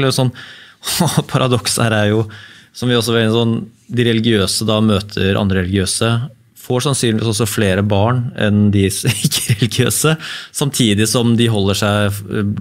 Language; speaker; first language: Norwegian; native; Norwegian